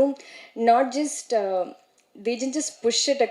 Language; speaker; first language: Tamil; non-native, learner; Malayalam